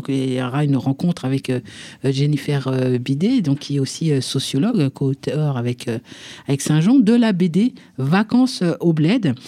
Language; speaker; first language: French; native; French